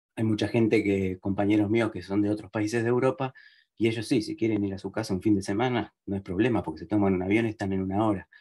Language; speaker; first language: Spanish; native; Spanish